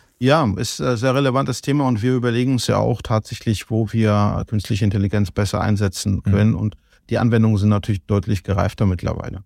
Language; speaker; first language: German; non-native, fluent; Georgian